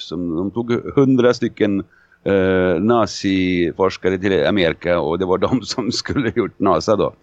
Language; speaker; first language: Swedish; non-native, fluent; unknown